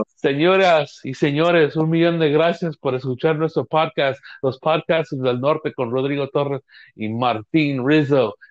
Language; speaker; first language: Spanish; early bilingual, heritage; Spanish